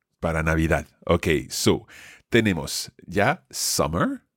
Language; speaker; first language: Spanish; non-native, fluent; English